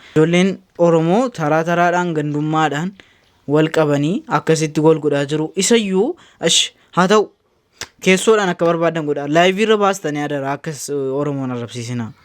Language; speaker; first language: Oromo; native; Oromo